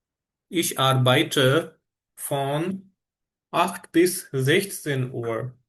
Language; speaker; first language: German; non-native, fluent; Urdu